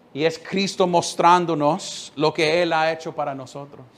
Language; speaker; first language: Spanish; non-native, fluent; English